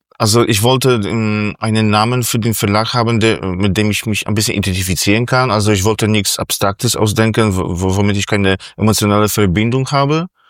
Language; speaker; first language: German; non-native, fluent; Polish